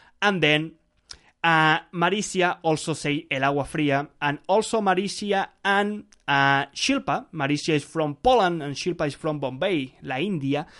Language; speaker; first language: English; non-native, fluent; Spanish